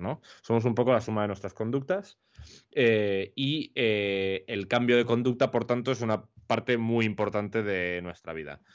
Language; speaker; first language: Spanish; native; Spanish